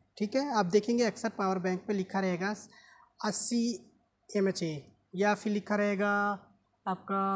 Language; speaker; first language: Hindi; native; Hindi